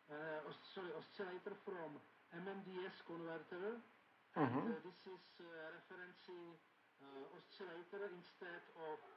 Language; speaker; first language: English; non-native, learner; Czech